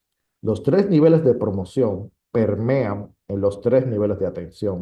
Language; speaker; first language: Spanish; native; Spanish